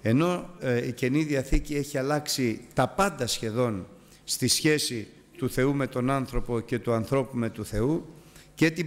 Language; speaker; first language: Greek; native; Greek